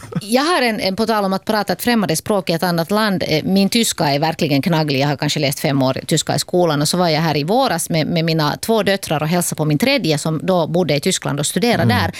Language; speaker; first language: Swedish; native; Swedish